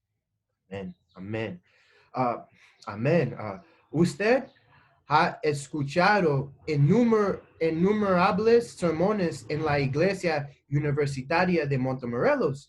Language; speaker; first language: Spanish; non-native, learner; English